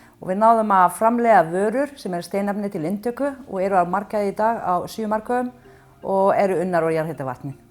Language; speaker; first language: Icelandic; non-native, fluent; Arabic